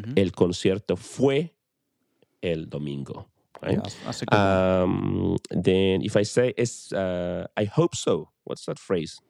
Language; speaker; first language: English; non-native, fluent; Spanish